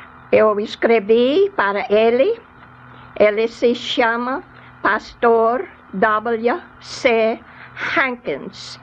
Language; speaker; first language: Portuguese; non-native, fluent; English